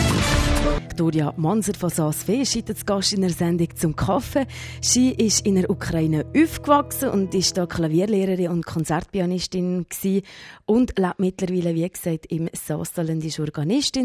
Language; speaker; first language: German; native; German